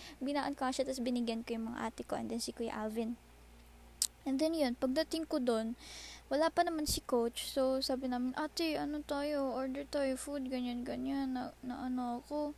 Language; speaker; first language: Filipino; native; Filipino